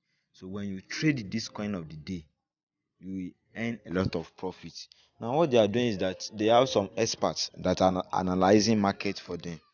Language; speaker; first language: English; non-native, local second language; Yoruba